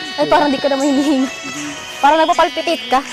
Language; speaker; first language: Filipino; non-native, local second language; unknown